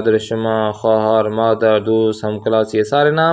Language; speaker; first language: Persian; non-native, fluent; Urdu